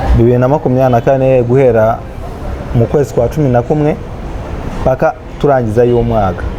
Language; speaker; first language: Kinyarwanda; early bilingual, heritage; Kinyarwanda